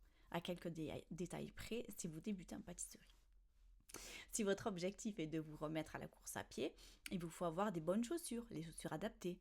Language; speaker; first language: French; native; French